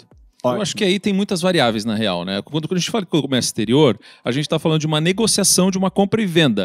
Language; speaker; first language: Portuguese; native; Portuguese